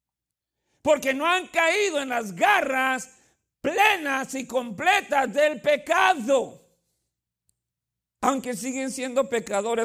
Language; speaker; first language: Spanish; native; Spanish